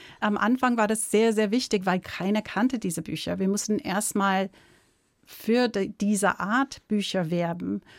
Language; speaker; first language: German; non-native, fluent; English